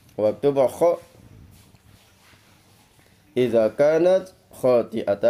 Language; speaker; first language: Arabic; non-native, fluent; Indonesian